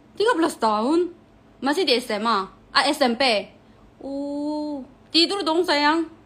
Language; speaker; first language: Indonesian; non-native, fluent; Korean